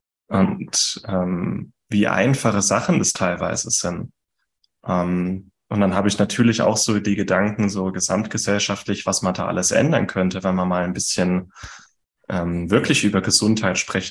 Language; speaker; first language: German; native; German